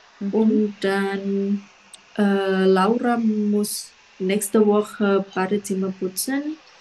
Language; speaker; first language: German; non-native, learner; Indonesian